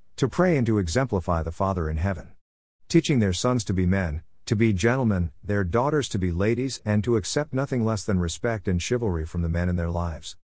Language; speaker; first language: English; native; English